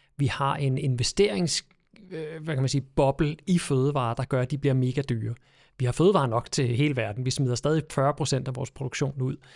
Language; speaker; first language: Danish; native; Danish